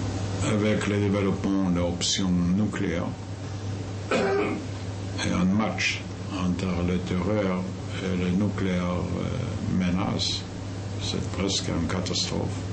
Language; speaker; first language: French; non-native, fluent; Yiddish